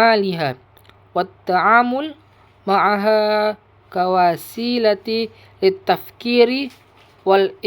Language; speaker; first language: Arabic; non-native, learner; Indonesian